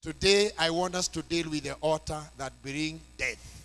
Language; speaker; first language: English; non-native, local second language; Swahili